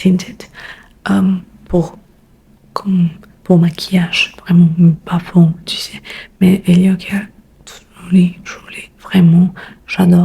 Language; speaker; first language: French; non-native, learner; Spanish